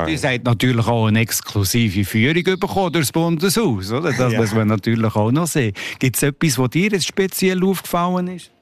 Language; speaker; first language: German; native; German